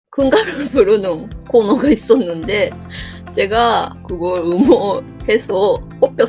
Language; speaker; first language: Korean; non-native, fluent; Japanese